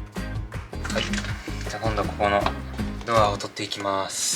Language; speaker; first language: Japanese; native; Japanese